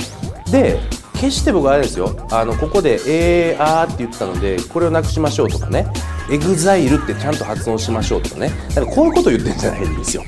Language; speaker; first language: Japanese; native; Japanese